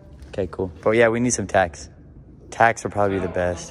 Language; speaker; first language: English; native; English